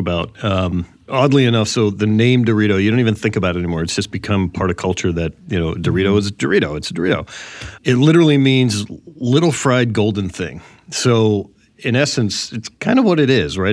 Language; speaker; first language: English; native; English